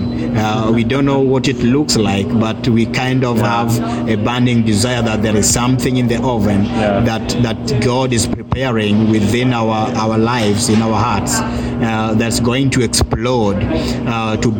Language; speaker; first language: English; non-native, local second language; Luo (Kenya and Tanzania)